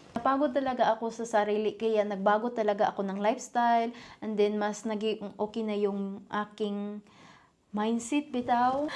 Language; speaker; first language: Filipino; non-native, local second language; Cebuano